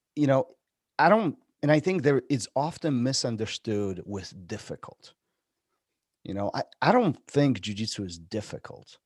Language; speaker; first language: English; non-native, fluent; Polish